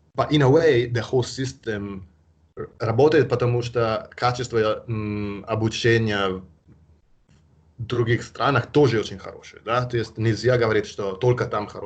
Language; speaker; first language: Russian; non-native, fluent; Italian